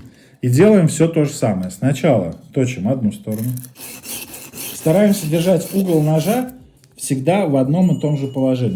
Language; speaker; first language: Russian; native; Russian